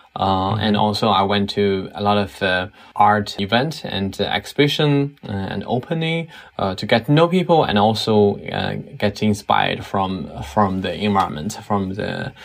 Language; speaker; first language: English; non-native, fluent; Chinese